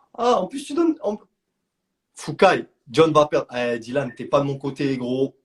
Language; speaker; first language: French; native; French